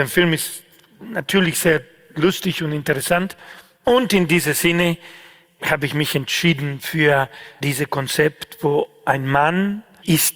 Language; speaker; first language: German; non-native, fluent; Spanish